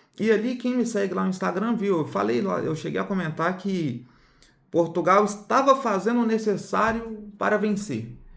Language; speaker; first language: Portuguese; native; Portuguese